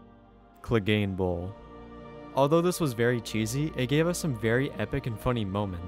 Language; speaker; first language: English; native; English